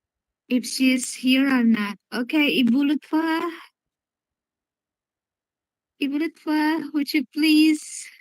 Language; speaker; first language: English; non-native, fluent; Indonesian